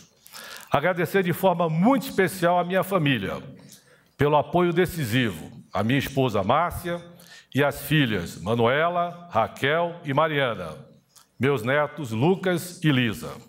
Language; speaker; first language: Portuguese; native; Portuguese